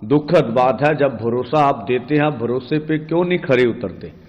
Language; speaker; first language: Hindi; non-native, local second language; Punjabi